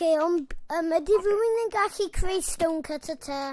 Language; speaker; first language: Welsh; non-native, local second language; English